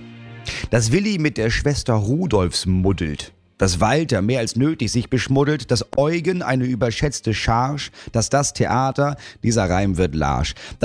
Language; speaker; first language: German; native; German